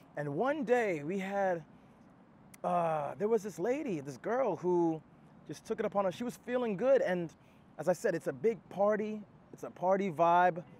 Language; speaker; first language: English; native; English